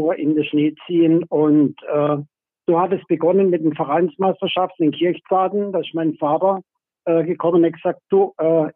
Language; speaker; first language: German; native; German